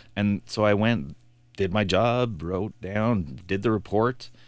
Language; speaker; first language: English; native; English